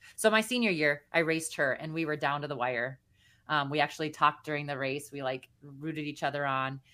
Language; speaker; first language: English; native; English